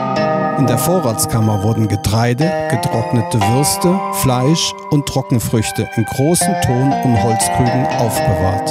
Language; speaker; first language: German; native; German